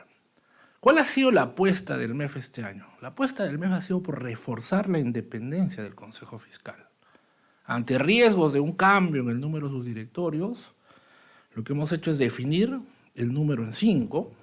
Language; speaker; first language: Spanish; native; Spanish